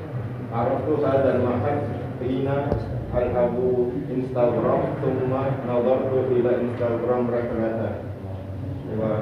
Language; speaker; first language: Arabic; non-native, learner; Indonesian